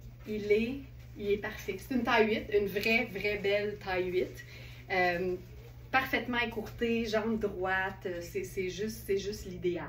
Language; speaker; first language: French; native; French